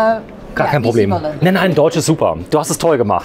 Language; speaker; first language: German; native; German